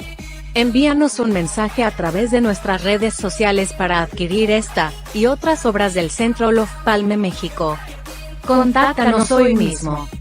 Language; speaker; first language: Spanish; native; Spanish